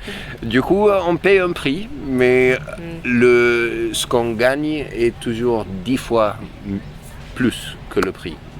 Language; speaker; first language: French; non-native, fluent; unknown